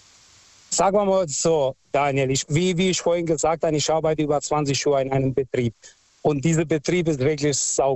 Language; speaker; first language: German; non-native, fluent; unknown